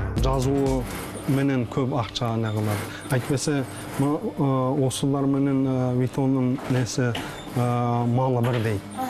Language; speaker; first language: Kazakh; early bilingual, heritage; Kazakh